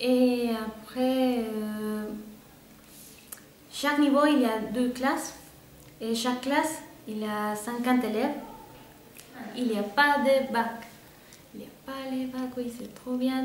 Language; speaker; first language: French; non-native, fluent; Spanish